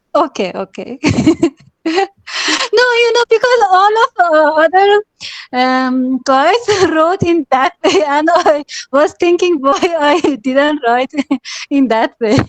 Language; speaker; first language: English; non-native, learner; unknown